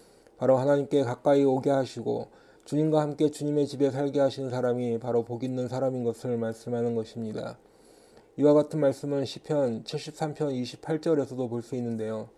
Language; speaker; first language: Korean; native; Korean